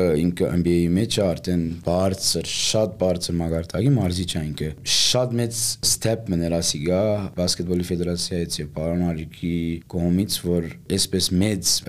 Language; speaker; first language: Armenian; early bilingual, heritage; Armenian